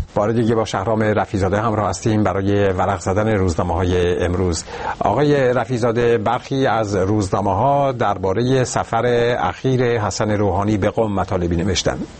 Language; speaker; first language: Persian; native; Persian